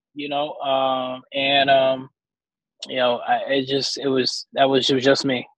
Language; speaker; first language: English; native; English